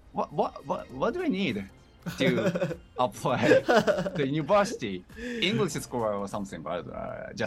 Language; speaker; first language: English; non-native, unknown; Japanese